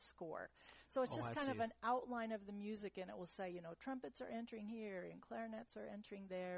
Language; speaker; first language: English; early bilingual, other home language; German